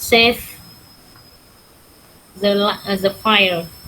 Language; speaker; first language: English; non-native, learner; Vietnamese